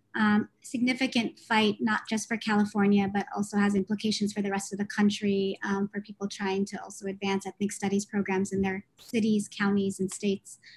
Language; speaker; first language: English; native; English